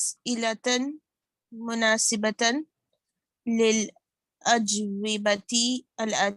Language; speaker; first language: Arabic; non-native, learner; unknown